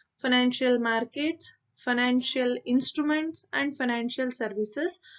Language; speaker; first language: English; non-native, local second language; Kannada